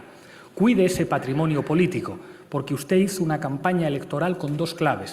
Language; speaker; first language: Spanish; native; Spanish